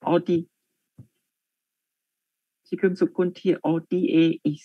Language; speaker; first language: Korean; non-native, learner; Khmer